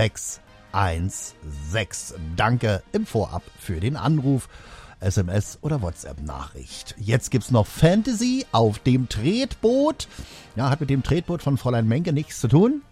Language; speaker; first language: German; native; German